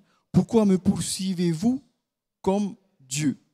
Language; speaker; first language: French; native; French